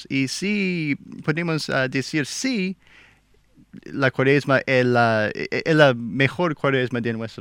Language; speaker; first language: Spanish; non-native, learner; English